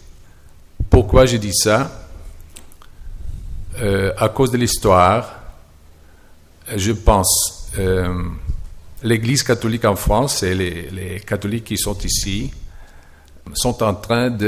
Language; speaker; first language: French; non-native, fluent; German